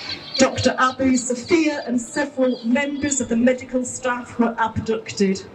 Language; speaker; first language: English; native; English